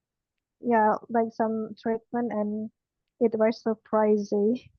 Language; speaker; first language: English; non-native, learner; Indonesian